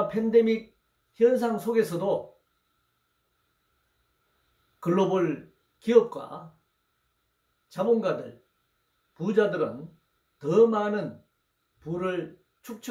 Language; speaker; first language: Korean; native; Korean